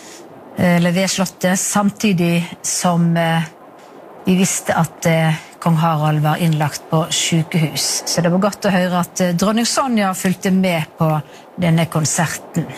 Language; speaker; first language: Norwegian; native; Norwegian